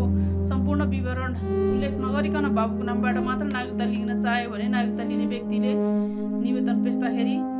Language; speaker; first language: Nepali; native; Nepali